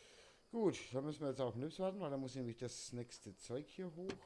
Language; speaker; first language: German; native; German